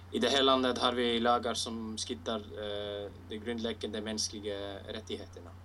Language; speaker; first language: Swedish; non-native, learner; Icelandic